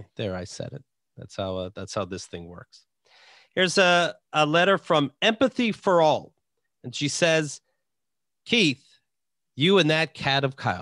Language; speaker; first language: English; native; English